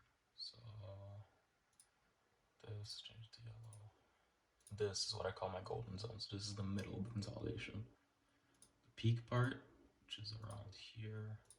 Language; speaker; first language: English; native; English